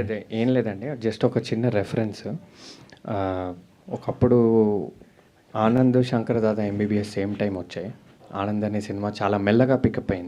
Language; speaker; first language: Telugu; native; Telugu